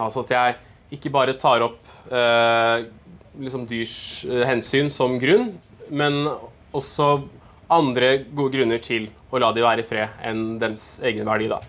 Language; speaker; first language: Norwegian; native; Norwegian